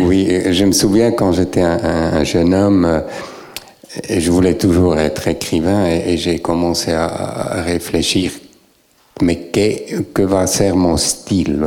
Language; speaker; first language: French; native; French